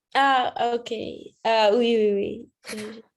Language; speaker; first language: French; non-native, learner; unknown